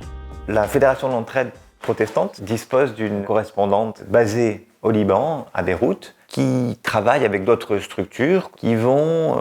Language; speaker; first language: French; native; French